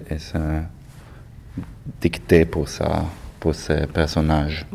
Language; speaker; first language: French; non-native, learner; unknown